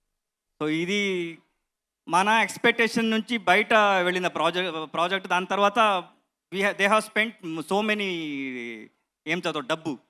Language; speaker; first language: Telugu; non-native, learner; Kannada